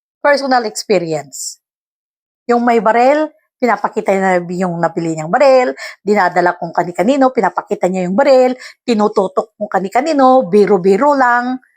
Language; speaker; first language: Filipino; non-native, local second language; Iloko